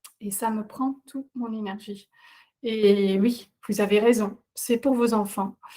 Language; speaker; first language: French; non-native, fluent; Dutch